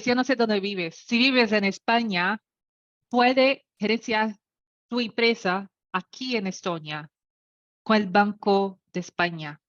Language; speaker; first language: Spanish; non-native, learner; Portuguese